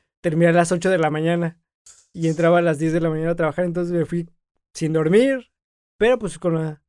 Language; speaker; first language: Spanish; native; Spanish